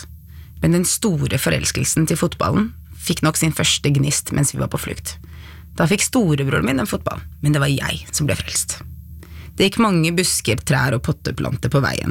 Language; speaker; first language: Norwegian; early bilingual, other home language; Arabic